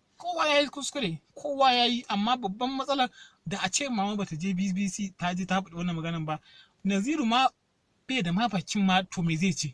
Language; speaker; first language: Hausa; non-native, local second language; Yoruba